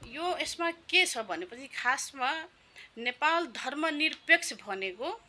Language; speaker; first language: Nepali; non-native, local second language; Maithili